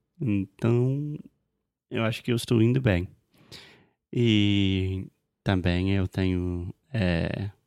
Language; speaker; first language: Portuguese; non-native, fluent; English